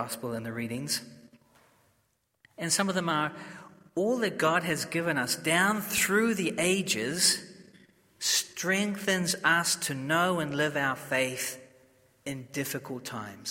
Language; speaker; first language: English; native; English